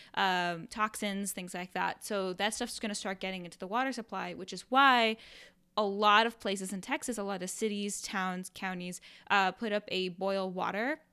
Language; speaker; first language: English; native; English